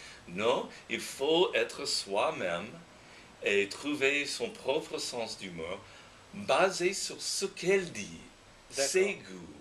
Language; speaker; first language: French; non-native, fluent; English